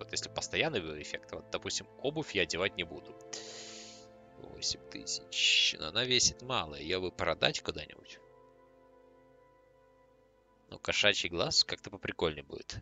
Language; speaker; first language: Russian; native; Russian